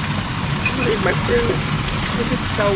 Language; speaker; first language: English; non-native, fluent; Finnish